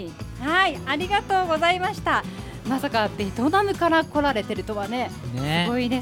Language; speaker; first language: Japanese; native; Japanese